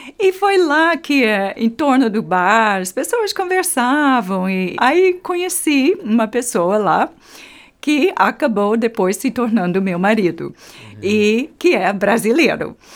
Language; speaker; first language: Portuguese; non-native, fluent; English